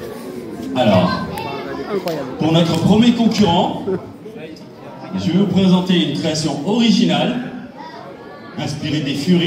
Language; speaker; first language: French; native; French